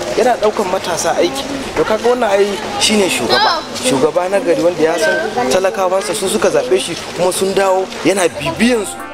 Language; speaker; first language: Hausa; native; Hausa